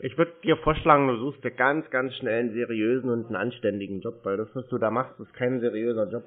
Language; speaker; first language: German; native; German